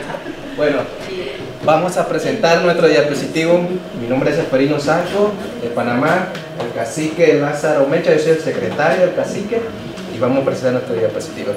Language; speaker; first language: Spanish; non-native, local second language; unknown